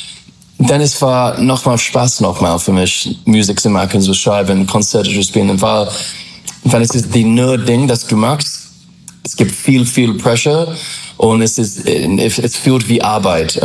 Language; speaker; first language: German; non-native, learner; English